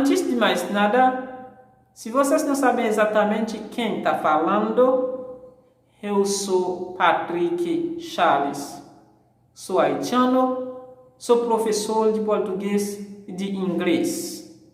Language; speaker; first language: Portuguese; non-native, fluent; Haitian Creole